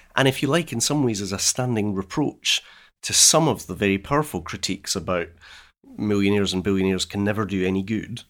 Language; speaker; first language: English; native; English